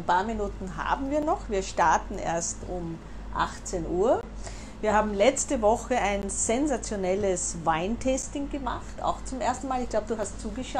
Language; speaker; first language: German; native; German